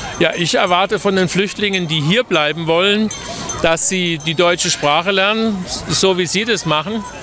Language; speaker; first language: German; native; German